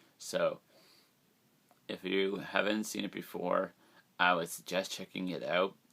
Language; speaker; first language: English; native; English